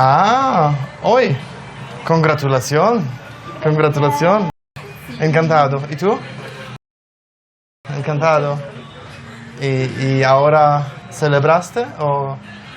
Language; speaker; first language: Spanish; non-native, learner; Polish